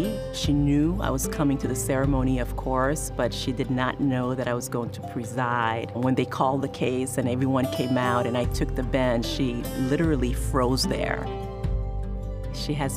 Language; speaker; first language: English; early bilingual, other home language; Haitian Creole